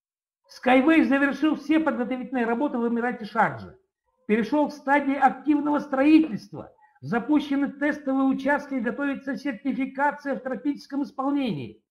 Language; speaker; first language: Russian; native; Russian